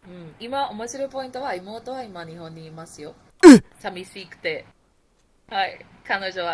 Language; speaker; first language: Japanese; non-native, learner; Spanish